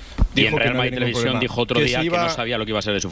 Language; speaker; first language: Spanish; native; Spanish